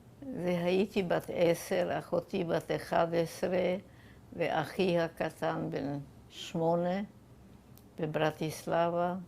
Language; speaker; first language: Hebrew; non-native, fluent; German